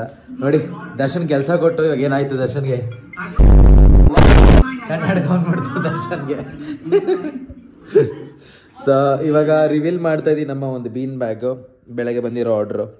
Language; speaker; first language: Kannada; native; Kannada